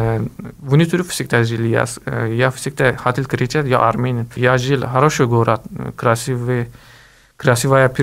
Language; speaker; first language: Russian; non-native, learner; Turkish